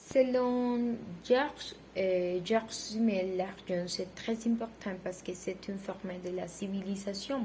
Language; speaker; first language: French; non-native, learner; Spanish